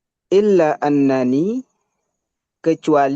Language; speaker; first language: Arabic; non-native, learner; Indonesian